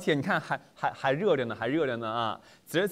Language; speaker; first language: Chinese; native; Chinese